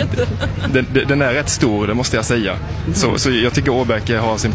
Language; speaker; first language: Swedish; native; Swedish